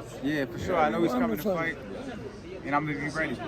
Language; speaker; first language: English; native; English